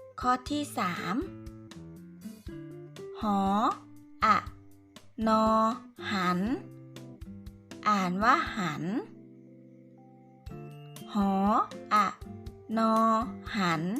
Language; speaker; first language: Thai; native; Thai